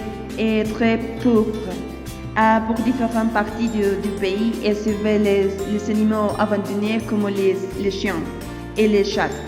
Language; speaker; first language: French; non-native, learner; Spanish